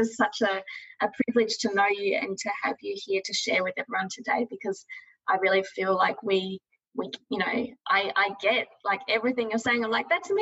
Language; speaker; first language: English; native; English